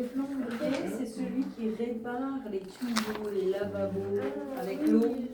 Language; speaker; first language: French; native; French